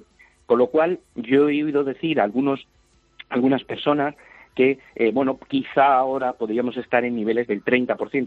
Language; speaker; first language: Spanish; native; Spanish